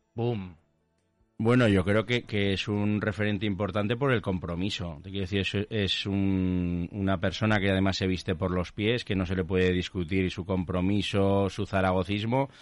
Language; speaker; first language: Spanish; native; Spanish